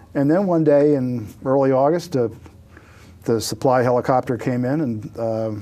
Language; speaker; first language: English; native; English